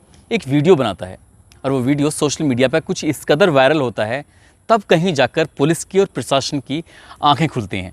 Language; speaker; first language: Hindi; native; Hindi